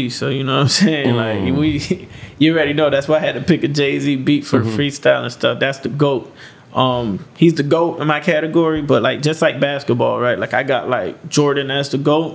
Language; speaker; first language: English; native; English